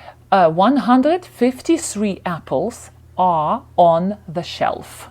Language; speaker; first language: English; non-native, fluent; Ukrainian